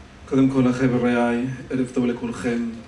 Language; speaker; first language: Hebrew; non-native, fluent; Spanish